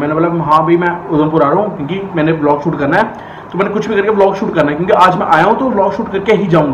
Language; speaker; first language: Hindi; native; Hindi